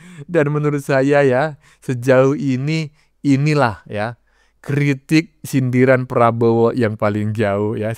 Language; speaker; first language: Indonesian; native; Indonesian